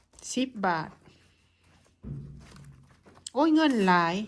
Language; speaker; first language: French; non-native, learner; Thai